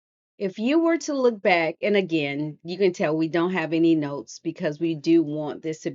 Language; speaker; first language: English; native; English